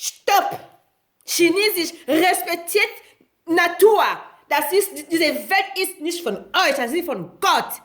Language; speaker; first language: German; non-native, learner; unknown